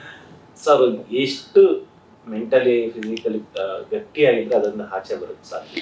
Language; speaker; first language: Kannada; native; Kannada